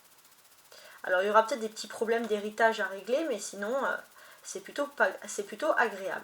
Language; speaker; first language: French; native; French